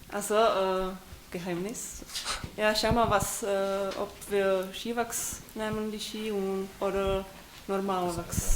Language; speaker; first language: German; non-native, learner; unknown